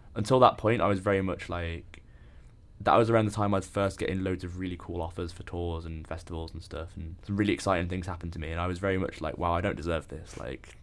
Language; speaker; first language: English; native; English